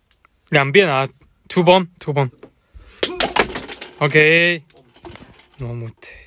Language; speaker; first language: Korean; non-native, fluent; Chinese